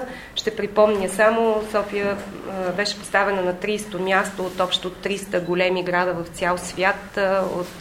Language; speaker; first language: Bulgarian; native; Bulgarian